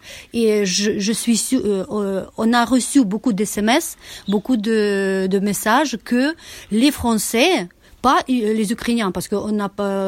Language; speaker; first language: French; non-native, learner; Ukrainian